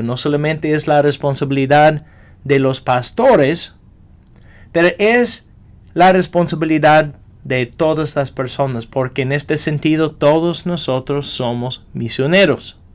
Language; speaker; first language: Spanish; non-native, fluent; English